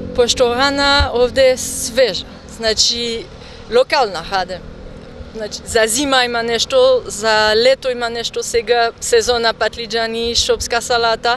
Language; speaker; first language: Macedonian; non-native, learner; French